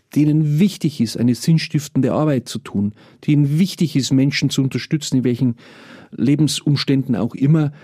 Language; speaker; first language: German; native; German